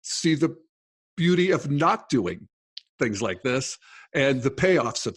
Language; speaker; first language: English; native; English